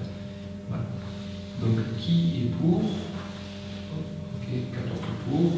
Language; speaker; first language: French; native; French